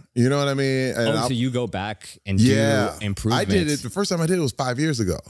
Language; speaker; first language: English; native; English